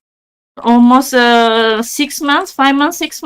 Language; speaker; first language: English; non-native, learner; Japanese